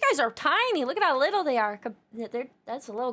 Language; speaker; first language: English; native; English